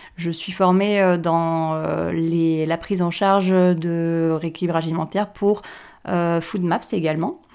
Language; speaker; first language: French; native; French